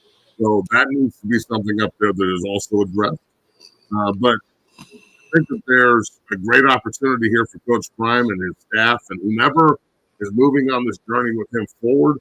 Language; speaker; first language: English; native; English